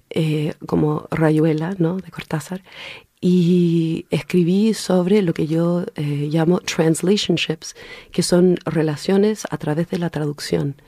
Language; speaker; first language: Spanish; early bilingual, heritage; Spanish